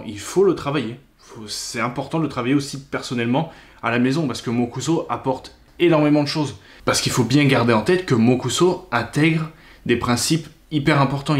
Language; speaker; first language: French; native; French